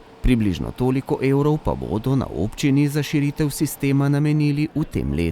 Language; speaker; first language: Slovenian; native; Slovenian